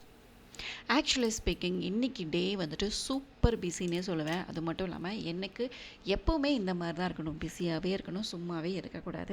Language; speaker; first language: Tamil; native; Tamil